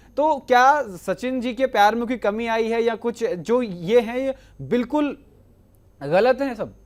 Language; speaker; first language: Hindi; native; Hindi